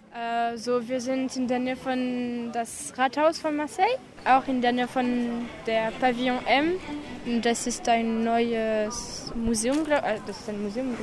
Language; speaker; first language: German; non-native, learner; French